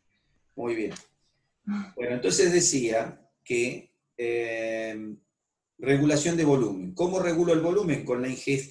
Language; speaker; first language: Spanish; native; Spanish